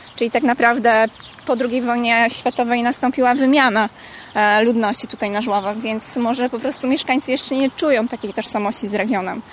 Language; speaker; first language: Polish; native; Polish